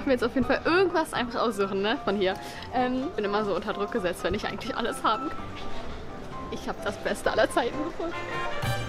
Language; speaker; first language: German; native; German